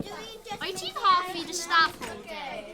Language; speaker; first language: Welsh; non-native, local second language; English